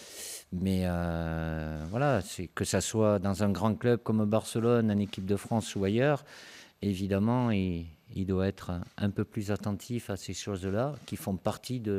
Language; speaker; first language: French; native; French